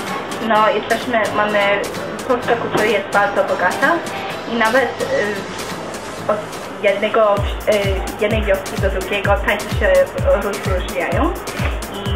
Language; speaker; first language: Polish; early bilingual, heritage; Polish